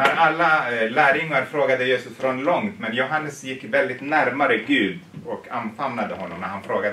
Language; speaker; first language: Swedish; non-native, fluent; Tigrinya